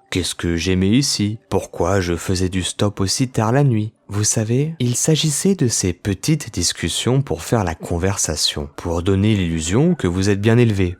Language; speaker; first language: French; native; French